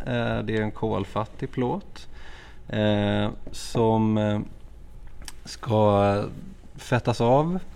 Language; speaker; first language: Swedish; native; Swedish